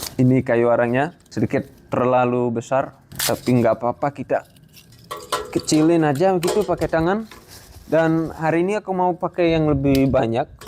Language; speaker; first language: Indonesian; non-native, fluent; Dutch